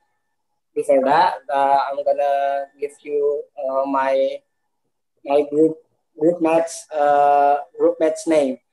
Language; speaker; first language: English; non-native, learner; Indonesian